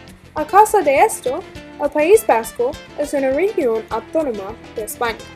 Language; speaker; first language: Spanish; non-native, learner; English